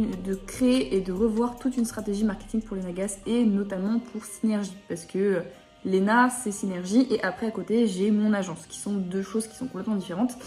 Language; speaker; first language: French; native; French